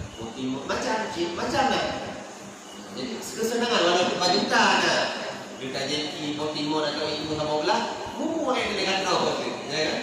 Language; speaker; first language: Malay; non-native, local second language; Achinese